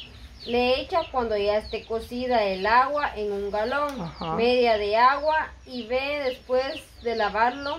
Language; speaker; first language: Spanish; native; Spanish